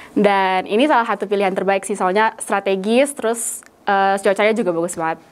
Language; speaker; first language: Indonesian; native; Indonesian